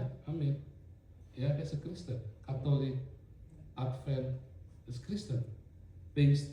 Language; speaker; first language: Dutch; non-native, learner; Indonesian